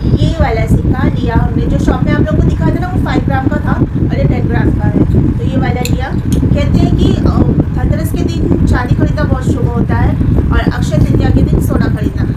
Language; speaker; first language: Hindi; non-native, local second language; Bangla